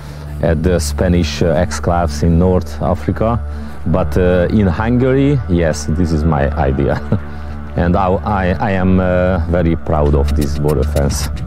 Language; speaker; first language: English; non-native, fluent; Hungarian